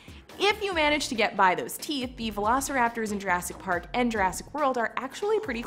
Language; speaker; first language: English; native; English